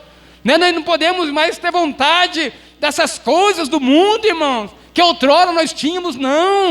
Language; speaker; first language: Portuguese; native; Portuguese